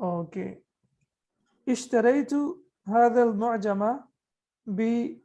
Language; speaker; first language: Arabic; non-native, fluent; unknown